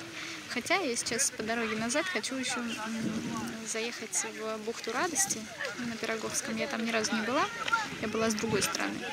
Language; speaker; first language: Russian; native; Russian